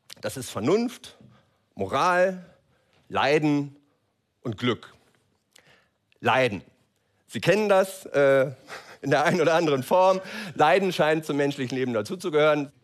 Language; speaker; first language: German; native; German